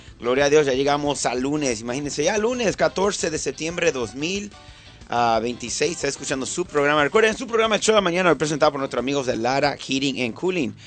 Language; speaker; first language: Spanish; early bilingual, heritage; Spanish